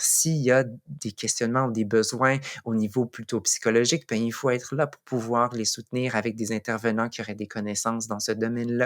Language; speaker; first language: French; native; French